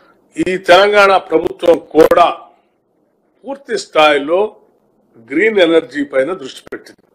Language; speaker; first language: Telugu; native; Telugu